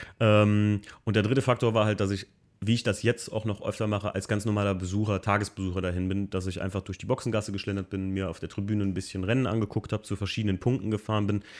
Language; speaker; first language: German; native; German